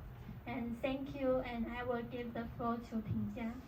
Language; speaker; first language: English; non-native, learner; Chinese